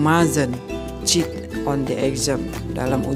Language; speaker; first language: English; non-native, fluent; Indonesian